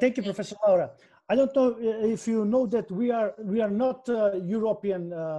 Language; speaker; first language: English; non-native, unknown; Macedonian